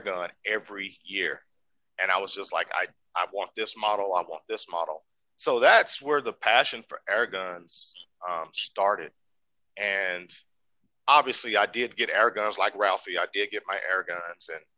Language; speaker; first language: English; native; English